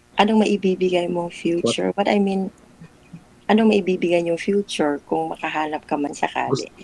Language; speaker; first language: Filipino; non-native, local second language; Cebuano